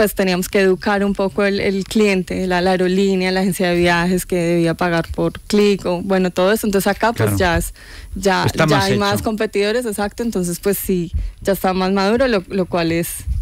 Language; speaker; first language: Spanish; native; Spanish